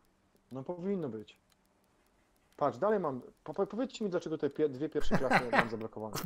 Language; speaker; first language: Polish; native; Polish